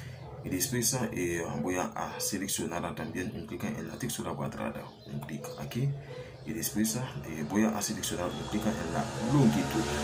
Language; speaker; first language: Spanish; non-native, learner; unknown